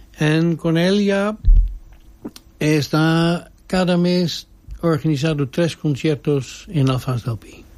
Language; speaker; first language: Spanish; non-native, learner; Dutch